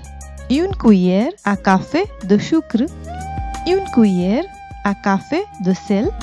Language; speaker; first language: French; non-native, fluent; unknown